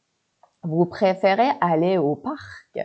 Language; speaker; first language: French; non-native, fluent; Persian